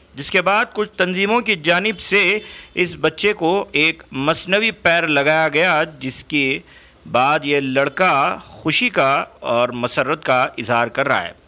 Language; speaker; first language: Urdu; native; Urdu